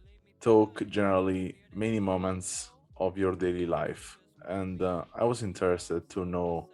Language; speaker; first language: English; non-native, fluent; Italian